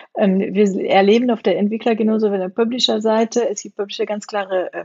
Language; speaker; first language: German; non-native, fluent; French